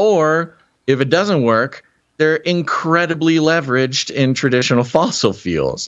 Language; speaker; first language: English; native; English